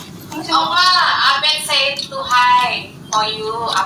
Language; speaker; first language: English; non-native, learner; Indonesian